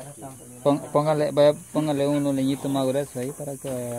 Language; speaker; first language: Spanish; native; Spanish